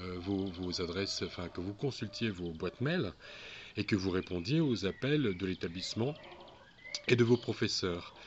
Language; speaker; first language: French; native; French